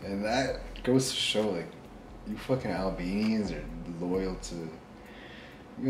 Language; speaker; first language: English; native; English